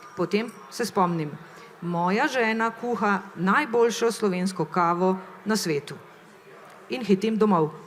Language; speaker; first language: Slovenian; native; Slovenian